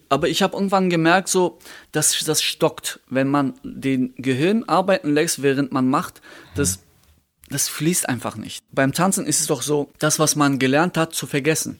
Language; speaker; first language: German; early bilingual, other home language; Turkish